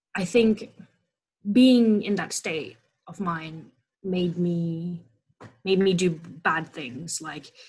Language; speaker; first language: English; non-native, fluent; Indonesian